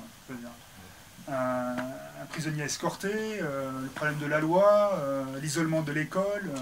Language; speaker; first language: French; native; French